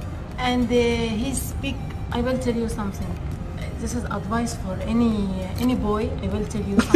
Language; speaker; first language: English; non-native, learner; Arabic